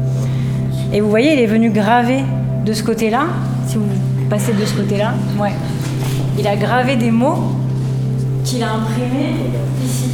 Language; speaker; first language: French; native; French